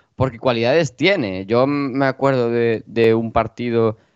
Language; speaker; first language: Spanish; native; Spanish